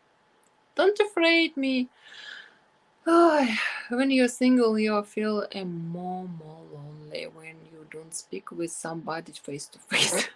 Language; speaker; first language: English; non-native, learner; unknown